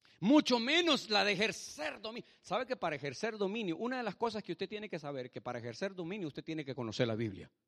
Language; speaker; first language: Spanish; native; Spanish